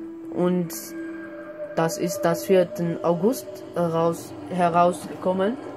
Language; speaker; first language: German; non-native, learner; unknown